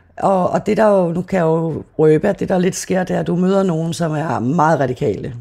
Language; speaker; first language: Danish; native; Danish